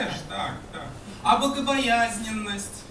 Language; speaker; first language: Polish; non-native, learner; Russian